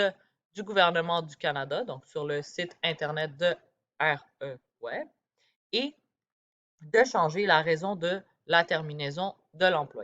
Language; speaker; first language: French; native; French